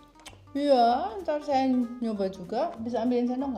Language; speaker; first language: Indonesian; native; Indonesian